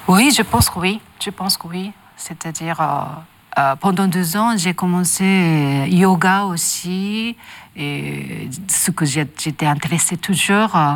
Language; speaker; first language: French; non-native, learner; Japanese